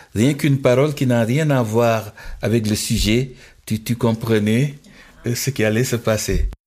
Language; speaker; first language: French; non-native, local second language; Wolof